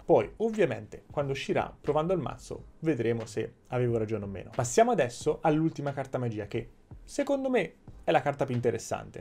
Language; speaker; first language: Italian; native; Italian